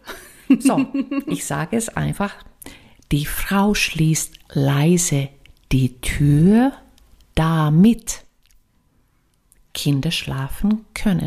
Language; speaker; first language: German; non-native, fluent; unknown